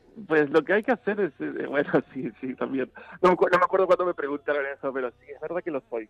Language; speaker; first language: Spanish; native; Spanish